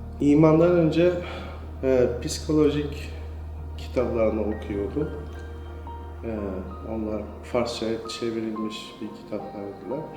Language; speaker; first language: Turkish; non-native, fluent; Persian